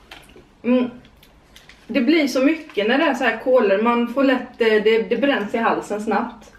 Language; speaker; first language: Swedish; native; Swedish